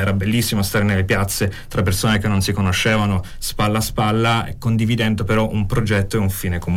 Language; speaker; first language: Italian; native; Italian